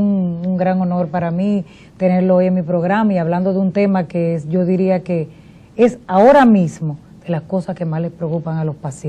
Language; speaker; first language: Spanish; native; Spanish